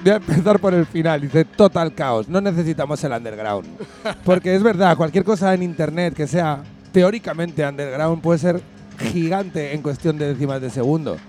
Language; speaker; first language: Spanish; native; Spanish